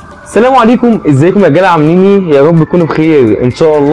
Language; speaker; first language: Arabic; native; Arabic